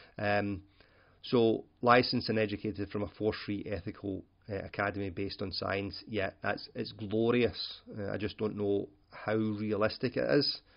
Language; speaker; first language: English; native; English